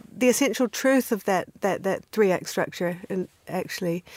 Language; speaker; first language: English; native; English